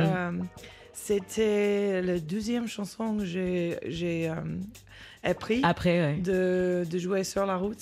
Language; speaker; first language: French; non-native, learner; English